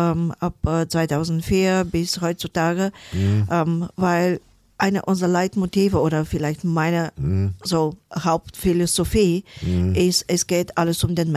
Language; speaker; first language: German; non-native, fluent; Bulgarian